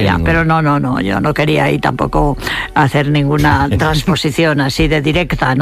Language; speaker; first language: Spanish; native; Spanish